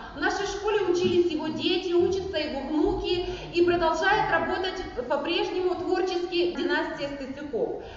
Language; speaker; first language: Russian; non-native, local second language; Ukrainian